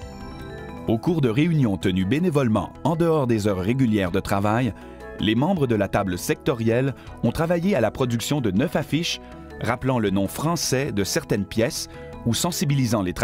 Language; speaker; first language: French; native; French